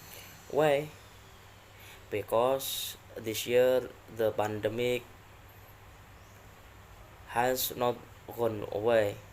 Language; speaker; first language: English; non-native, learner; Indonesian